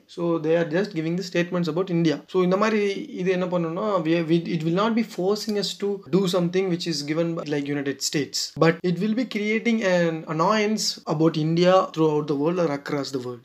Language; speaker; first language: English; non-native, local second language; Tamil